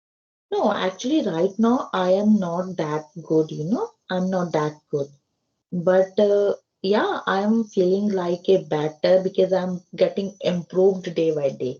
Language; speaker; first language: English; non-native, learner; Hindi